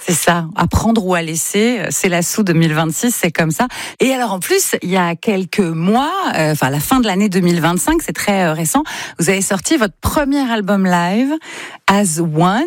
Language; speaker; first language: French; native; French